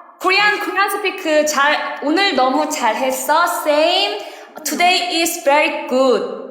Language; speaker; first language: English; non-native, learner; Korean